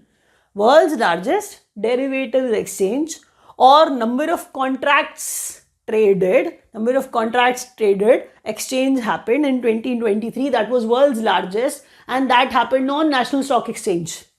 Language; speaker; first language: English; non-native, local second language; Hindi